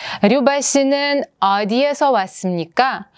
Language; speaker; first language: Korean; non-native, fluent; Russian